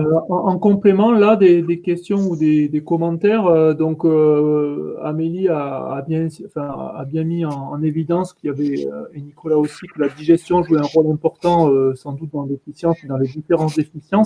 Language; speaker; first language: French; native; French